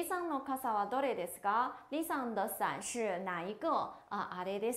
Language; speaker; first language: Japanese; non-native, fluent; Chinese